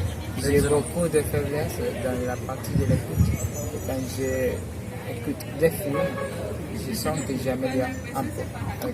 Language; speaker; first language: French; non-native, fluent; Spanish